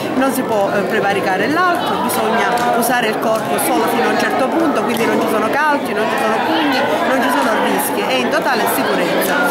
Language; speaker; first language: Italian; early bilingual, heritage; Italian